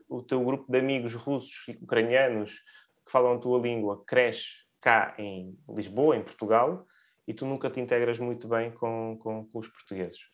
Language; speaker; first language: Portuguese; early bilingual, other home language; Russian